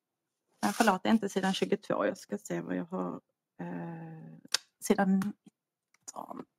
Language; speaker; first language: Swedish; native; Swedish